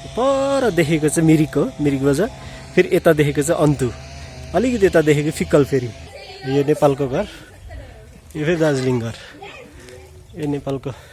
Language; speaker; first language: Nepali; native; Nepali